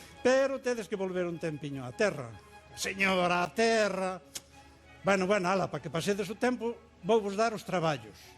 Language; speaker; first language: Galician; native; Galician